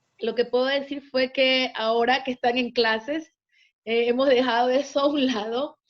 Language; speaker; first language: Spanish; native; Spanish